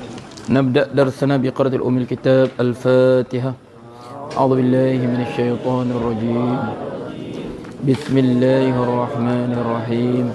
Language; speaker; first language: Arabic; non-native, fluent; Malay